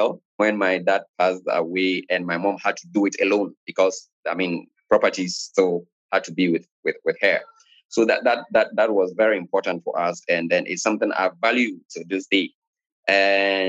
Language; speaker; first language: English; non-native, local second language; Akan